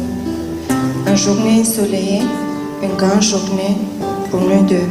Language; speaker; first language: French; non-native, learner; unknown